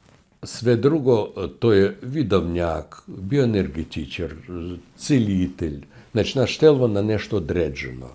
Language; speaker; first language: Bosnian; non-native, learner; Russian